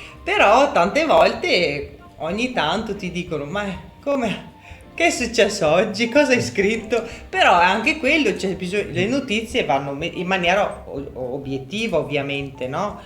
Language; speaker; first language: Italian; native; Italian